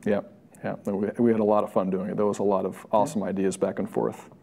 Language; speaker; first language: English; native; English